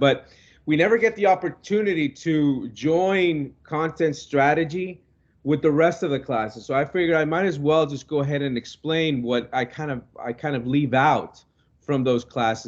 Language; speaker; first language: English; non-native, local second language; Spanish